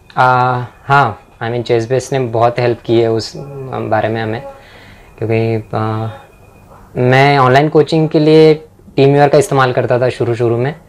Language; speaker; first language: Hindi; non-native, local second language; Marathi